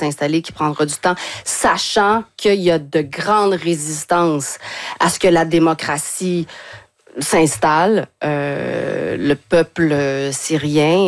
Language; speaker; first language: French; native; French